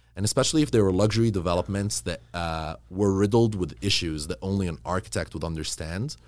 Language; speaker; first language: English; early bilingual, other home language; Arabic